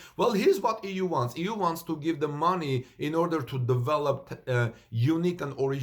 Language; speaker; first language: English; non-native, fluent; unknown